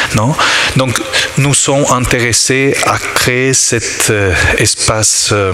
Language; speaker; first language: French; non-native, learner; Italian